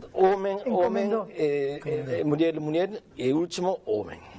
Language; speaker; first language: Portuguese; non-native, learner; Japanese